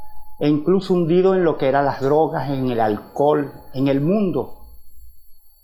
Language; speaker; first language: Spanish; native; Spanish